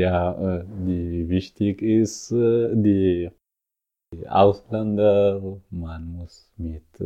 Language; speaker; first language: German; non-native, learner; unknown